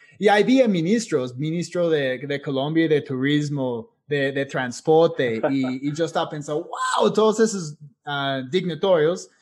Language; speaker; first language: Spanish; non-native, fluent; English